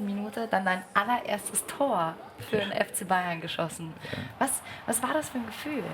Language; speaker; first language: German; native; German